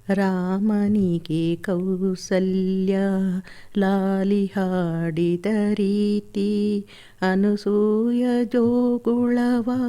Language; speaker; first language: Kannada; non-native, local second language; Malayalam